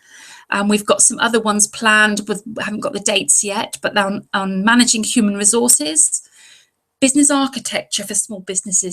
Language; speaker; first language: English; native; English